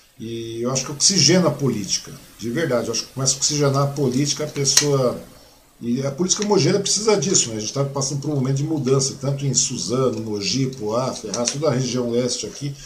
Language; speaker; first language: Portuguese; early bilingual, other home language; Chinese